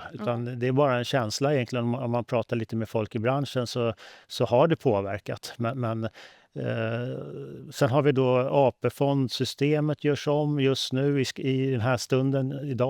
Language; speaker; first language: Swedish; native; Swedish